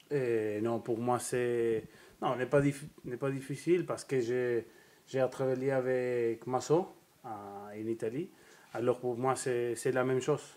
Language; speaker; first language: French; non-native, learner; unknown